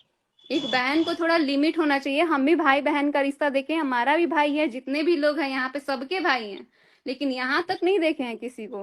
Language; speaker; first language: Hindi; native; Hindi